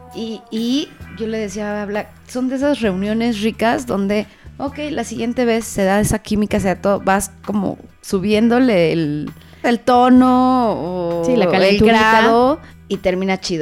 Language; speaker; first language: Spanish; native; Spanish